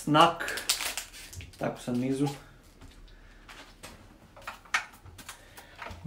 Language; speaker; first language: Japanese; non-native, learner; Serbian